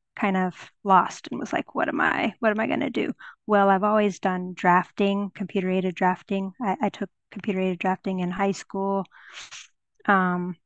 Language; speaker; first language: English; native; English